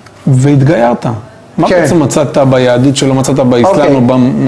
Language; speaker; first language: Hebrew; native; Hebrew